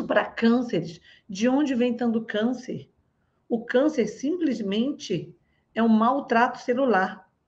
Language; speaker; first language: Portuguese; native; Portuguese